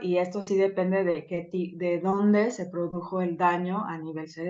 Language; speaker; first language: Spanish; native; Spanish